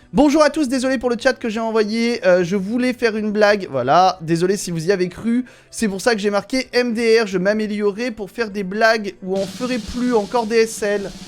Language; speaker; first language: French; native; French